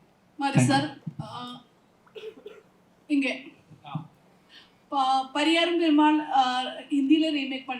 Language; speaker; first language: Tamil; non-native, learner; Malayalam